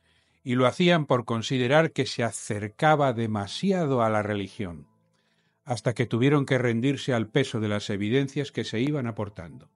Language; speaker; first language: Spanish; native; Spanish